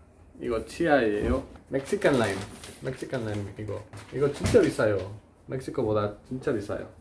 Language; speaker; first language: Korean; non-native, learner; Spanish